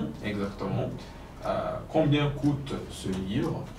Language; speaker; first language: French; non-native, fluent; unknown